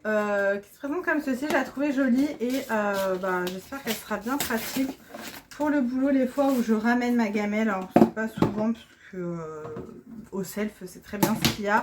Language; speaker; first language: French; native; French